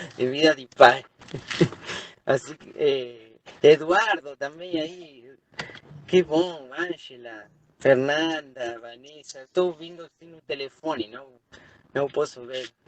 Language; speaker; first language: Portuguese; non-native, fluent; Spanish